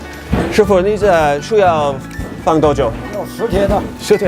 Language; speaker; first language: Chinese; non-native, learner; English